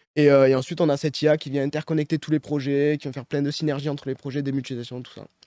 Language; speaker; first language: French; native; French